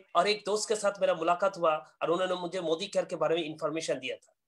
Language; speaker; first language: Hindi; non-native, local second language; Bangla